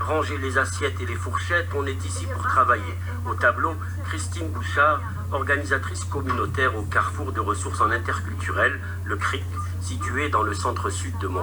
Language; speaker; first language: French; native; French